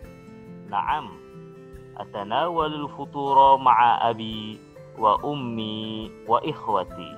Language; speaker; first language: Arabic; non-native, fluent; Indonesian